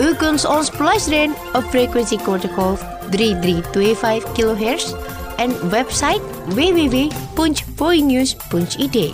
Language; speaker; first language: Dutch; non-native, fluent; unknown